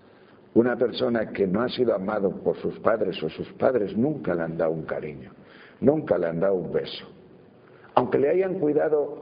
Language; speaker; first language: Spanish; native; Spanish